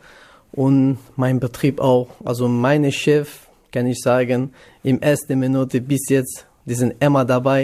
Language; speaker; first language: German; non-native, learner; Kurdish